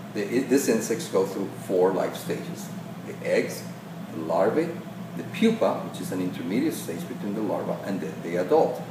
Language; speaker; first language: English; non-native, fluent; Spanish